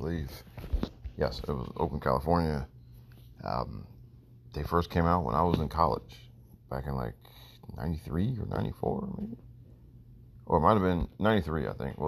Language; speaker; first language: English; native; English